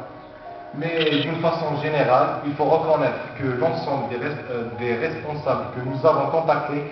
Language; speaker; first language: French; non-native, local second language; Arabic